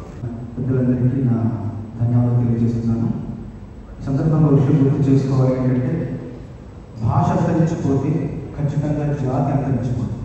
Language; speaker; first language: Telugu; native; Telugu